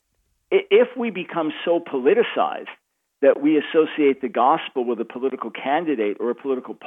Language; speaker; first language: English; native; English